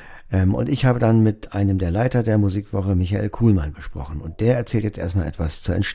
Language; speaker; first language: German; native; German